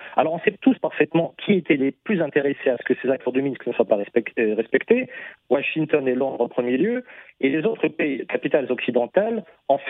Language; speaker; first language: French; non-native, fluent; Russian